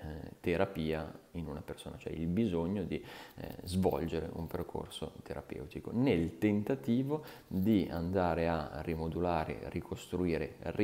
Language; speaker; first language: Italian; native; Italian